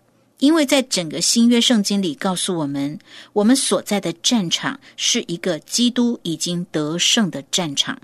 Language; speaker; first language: Chinese; native; Chinese